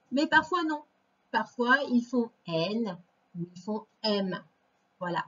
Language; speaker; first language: French; native; French